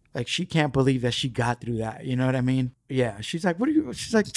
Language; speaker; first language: English; early bilingual, other home language; Spanish